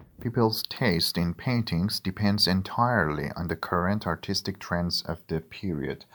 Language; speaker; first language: English; non-native, fluent; Persian